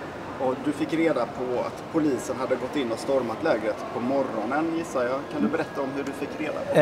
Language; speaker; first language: Swedish; native; Swedish